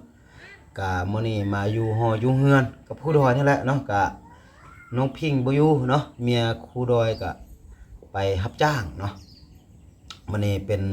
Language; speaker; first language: Thai; non-native, local second language; Lao